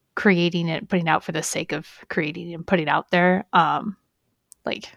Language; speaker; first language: English; native; English